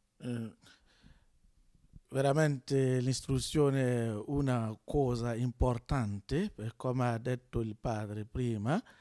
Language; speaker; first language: Italian; non-native, learner; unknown